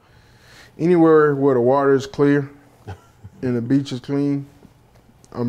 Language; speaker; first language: English; native; English